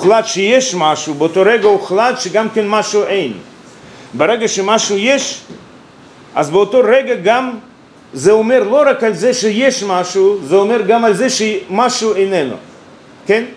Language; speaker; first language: Hebrew; non-native, fluent; Russian